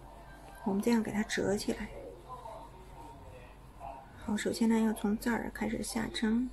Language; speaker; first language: Chinese; native; Chinese